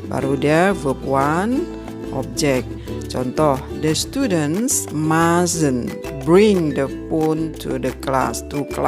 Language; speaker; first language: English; non-native, fluent; Indonesian